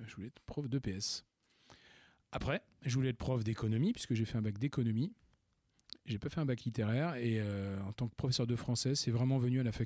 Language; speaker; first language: French; native; French